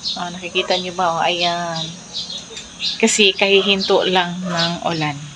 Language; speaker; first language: Filipino; non-native, local second language; Cebuano